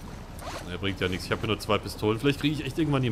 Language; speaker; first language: German; native; German